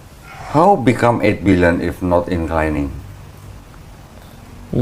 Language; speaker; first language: English; non-native, fluent; Indonesian